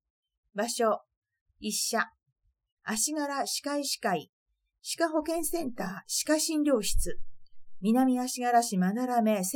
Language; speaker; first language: Japanese; native; Japanese